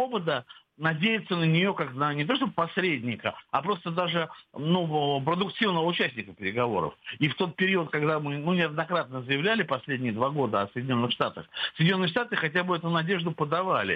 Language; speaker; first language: Russian; native; Russian